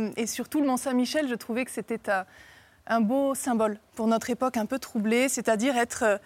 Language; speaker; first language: French; native; French